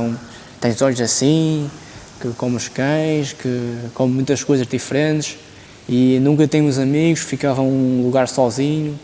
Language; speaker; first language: Portuguese; early bilingual, other home language; Chinese